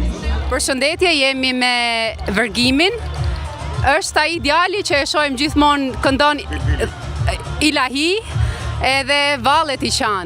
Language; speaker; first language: Albanian; native; Albanian